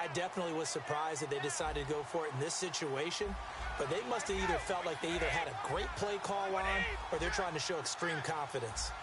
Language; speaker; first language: English; native; English